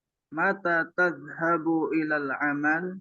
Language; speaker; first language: Arabic; non-native, learner; Indonesian